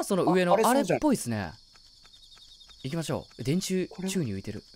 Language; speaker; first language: Japanese; native; Japanese